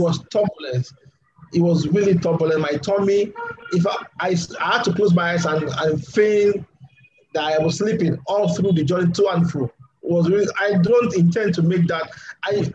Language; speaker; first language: English; non-native, local second language; Yoruba